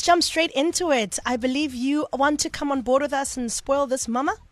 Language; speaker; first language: English; native; English